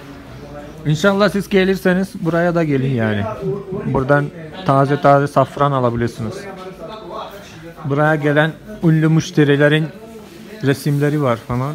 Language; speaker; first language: Turkish; non-native, fluent; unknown